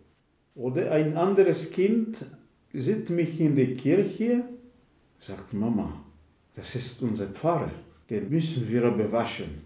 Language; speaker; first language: German; non-native, fluent; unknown